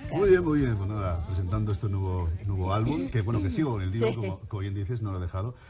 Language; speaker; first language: Spanish; native; Spanish